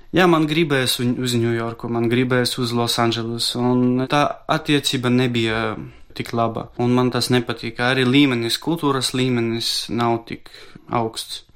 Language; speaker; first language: Latvian; non-native, local second language; Russian